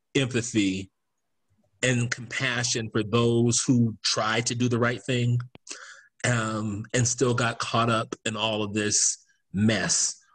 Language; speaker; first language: English; native; English